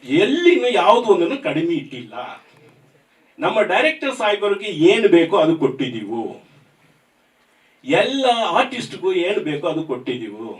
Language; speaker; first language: Kannada; non-native, fluent; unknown